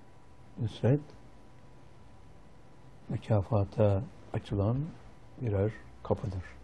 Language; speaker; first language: Turkish; native; Turkish